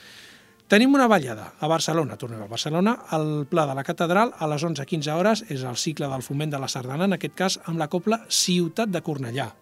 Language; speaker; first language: Catalan; native; Catalan